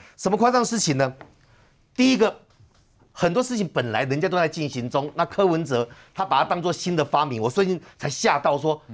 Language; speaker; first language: Chinese; native; Chinese